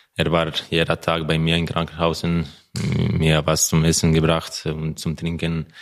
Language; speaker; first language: German; non-native, learner; Croatian